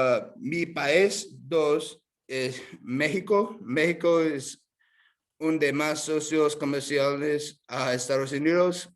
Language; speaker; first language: Spanish; non-native, learner; English